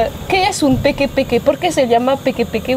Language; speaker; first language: Spanish; non-native, fluent; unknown